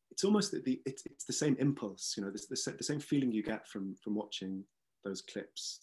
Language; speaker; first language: English; native; English